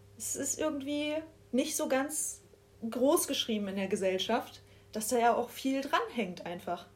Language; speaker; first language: German; native; German